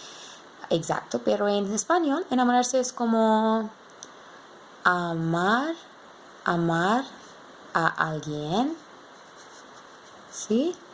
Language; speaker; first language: Spanish; non-native, learner; English